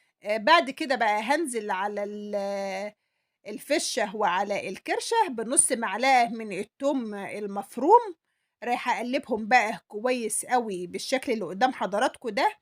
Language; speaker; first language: Arabic; native; Arabic